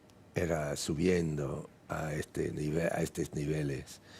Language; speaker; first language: Spanish; non-native, fluent; English